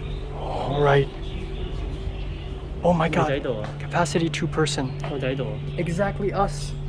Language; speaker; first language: English; non-native, local second language; Cantonese